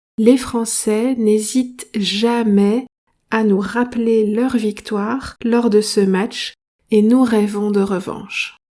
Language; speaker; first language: French; native; French